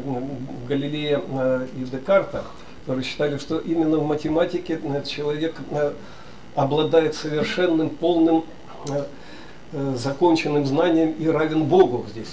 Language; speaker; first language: Russian; native; Russian